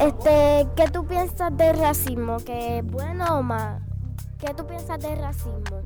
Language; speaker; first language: Spanish; early bilingual, other home language; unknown